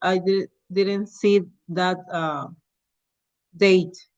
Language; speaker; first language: English; non-native, learner; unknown